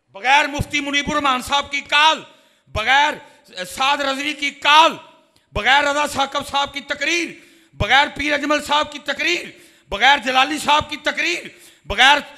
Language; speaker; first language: Urdu; non-native, local second language; Punjabi